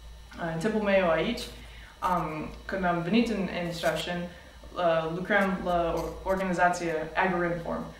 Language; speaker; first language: Romanian; non-native, fluent; English